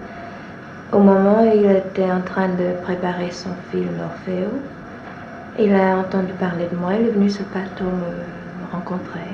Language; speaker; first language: French; non-native, fluent; English